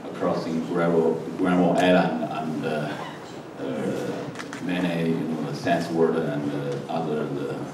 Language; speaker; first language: English; non-native, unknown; Chinese